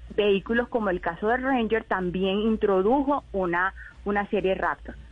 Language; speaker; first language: Spanish; native; Spanish